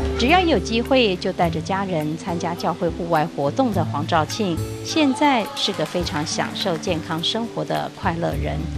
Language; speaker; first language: Chinese; native; Chinese